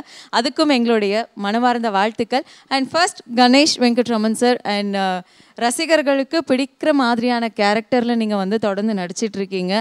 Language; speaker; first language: Tamil; native; Tamil